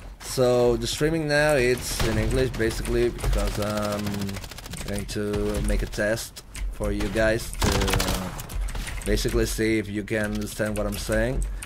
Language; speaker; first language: English; non-native, fluent; Spanish